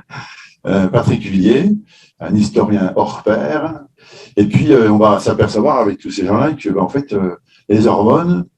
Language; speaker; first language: French; native; French